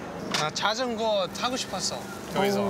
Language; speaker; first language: Korean; early bilingual, heritage; English